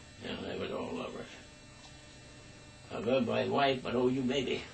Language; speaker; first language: English; native; English